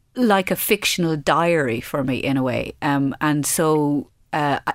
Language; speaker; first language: English; native; English